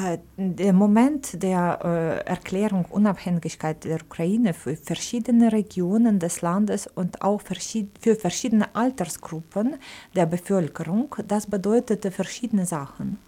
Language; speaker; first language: German; non-native, fluent; Ukrainian